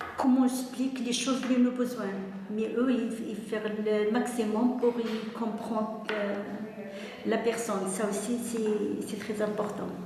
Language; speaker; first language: French; non-native, learner; Arabic